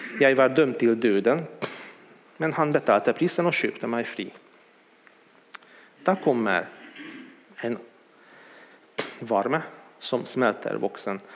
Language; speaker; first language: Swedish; non-native, fluent; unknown